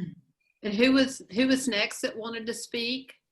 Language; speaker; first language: English; native; English